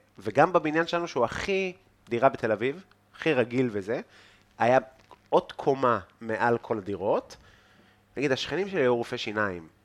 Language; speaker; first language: Hebrew; native; Hebrew